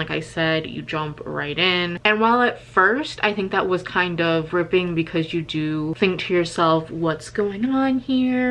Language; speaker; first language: English; native; English